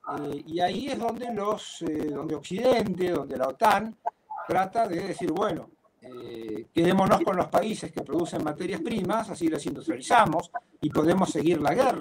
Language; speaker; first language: Spanish; native; Spanish